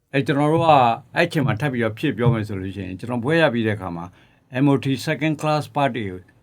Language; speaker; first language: Burmese; native; Burmese